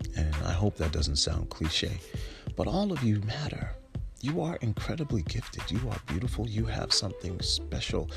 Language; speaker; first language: English; native; English